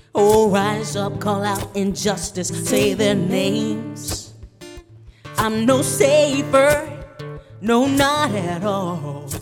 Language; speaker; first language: English; native; English